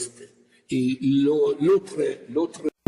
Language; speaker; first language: French; non-native, learner; Italian